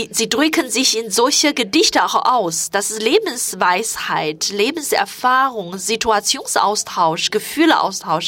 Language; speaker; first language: German; non-native, fluent; Chinese